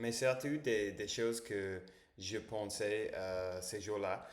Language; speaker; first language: French; non-native, learner; English